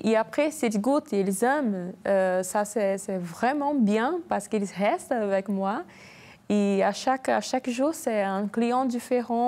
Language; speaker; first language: French; non-native, learner; Portuguese